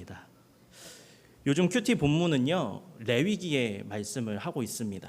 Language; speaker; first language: Korean; native; Korean